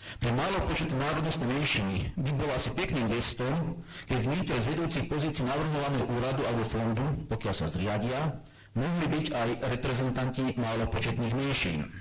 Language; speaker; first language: Slovak; non-native, local second language; German